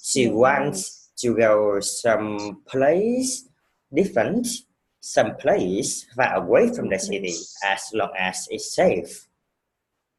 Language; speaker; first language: English; non-native, fluent; Vietnamese